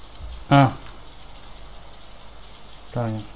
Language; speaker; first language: Spanish; native; Spanish